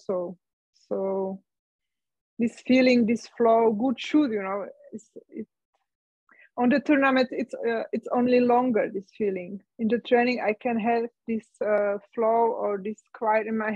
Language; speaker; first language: English; non-native, learner; Czech